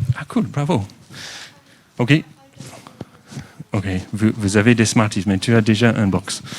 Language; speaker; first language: French; non-native, fluent; English